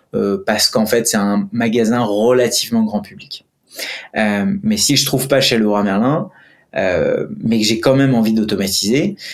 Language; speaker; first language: French; non-native, fluent; Hindi